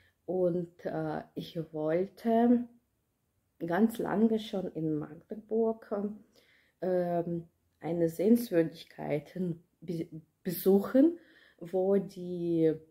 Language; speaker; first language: German; non-native, learner; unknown